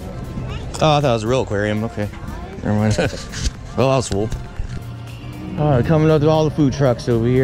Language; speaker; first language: English; native; English